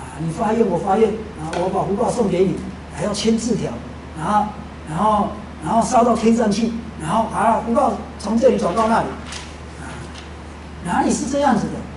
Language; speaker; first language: Chinese; native; Chinese